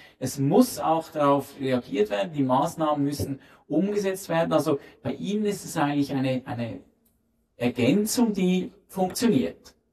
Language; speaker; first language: German; native; German